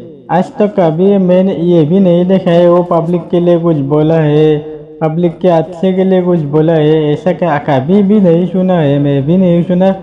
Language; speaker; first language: Hindi; non-native, local second language; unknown